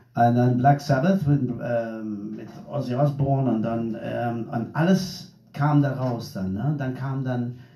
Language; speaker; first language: German; non-native, fluent; English